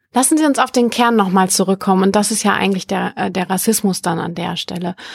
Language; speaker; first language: German; native; German